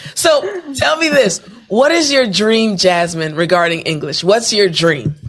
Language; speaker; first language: English; native; English